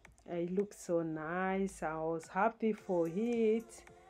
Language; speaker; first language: English; non-native, learner; Lingala